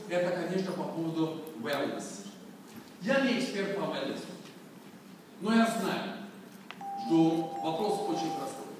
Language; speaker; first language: Russian; non-native, learner; Swedish